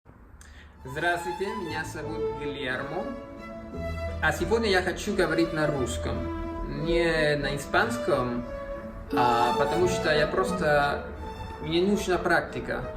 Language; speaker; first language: Russian; non-native, learner; Spanish